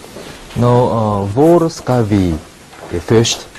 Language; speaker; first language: Swedish; non-native, learner; Korean